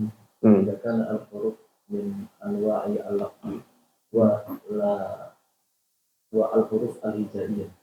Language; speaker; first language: Arabic; non-native, learner; Indonesian